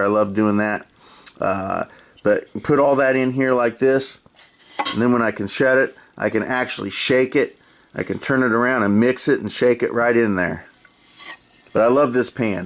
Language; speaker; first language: English; native; English